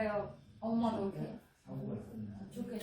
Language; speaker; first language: Korean; non-native, learner; Uzbek